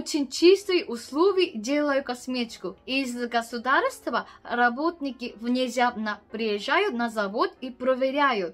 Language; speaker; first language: Russian; non-native, learner; Korean